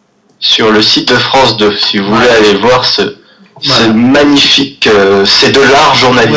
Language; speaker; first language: French; native; French